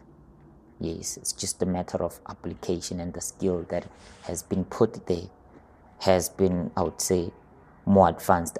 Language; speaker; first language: English; non-native, local second language; Northern Sotho